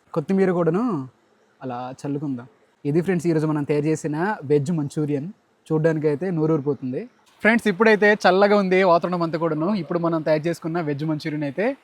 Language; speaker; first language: Telugu; native; Telugu